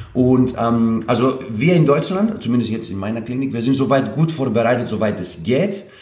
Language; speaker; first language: German; non-native, fluent; Greek